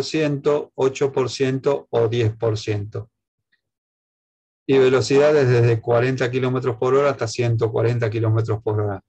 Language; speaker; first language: Spanish; native; Spanish